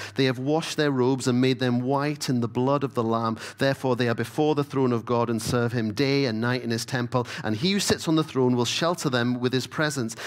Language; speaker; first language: English; native; English